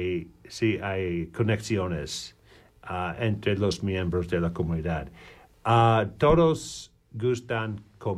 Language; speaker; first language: Spanish; non-native, learner; English